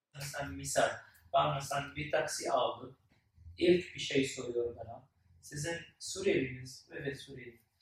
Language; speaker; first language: Turkish; non-native, learner; Arabic